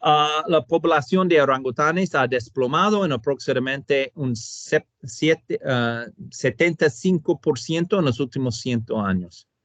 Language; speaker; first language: Spanish; non-native, fluent; English